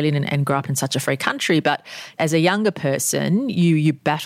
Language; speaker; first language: English; non-native, local second language; Armenian